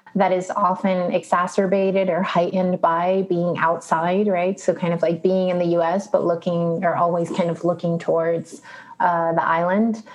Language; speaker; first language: English; early bilingual, other home language; Spanish